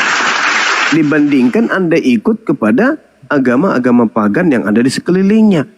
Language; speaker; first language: Indonesian; native; Indonesian